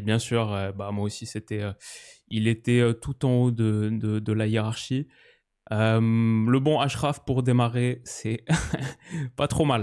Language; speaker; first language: French; native; French